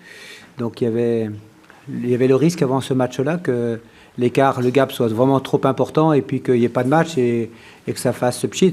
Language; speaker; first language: French; native; French